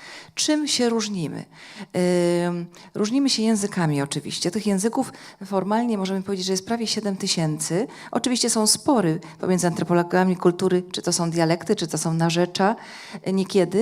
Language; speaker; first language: Polish; native; Polish